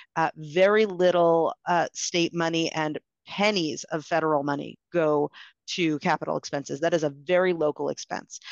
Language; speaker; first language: English; native; English